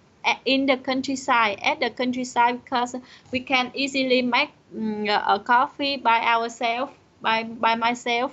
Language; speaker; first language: English; non-native, learner; Vietnamese